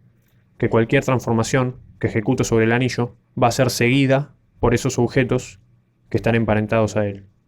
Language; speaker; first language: Spanish; native; Spanish